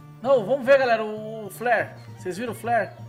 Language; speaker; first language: Portuguese; native; Portuguese